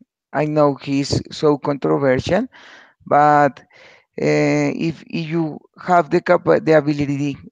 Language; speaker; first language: English; non-native, learner; Spanish